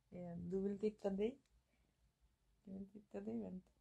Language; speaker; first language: Swedish; non-native, learner; Bangla